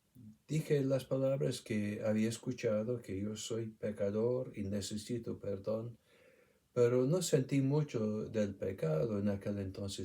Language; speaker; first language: Spanish; non-native, fluent; English